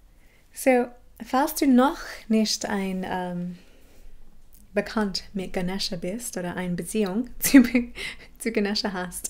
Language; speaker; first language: German; non-native, fluent; English